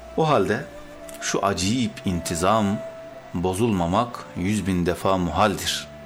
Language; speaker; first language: Turkish; native; Turkish